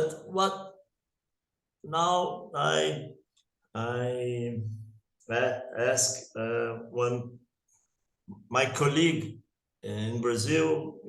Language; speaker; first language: English; non-native, learner; Portuguese